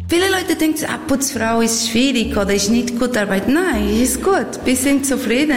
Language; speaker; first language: German; non-native, learner; Portuguese